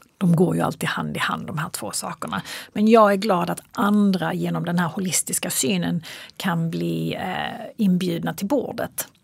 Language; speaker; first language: Swedish; early bilingual, other home language; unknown